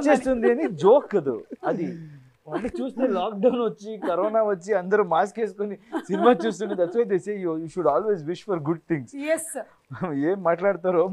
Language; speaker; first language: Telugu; non-native, fluent; Kannada